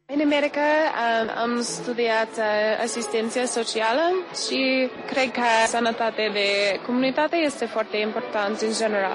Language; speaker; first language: Romanian; non-native, learner; English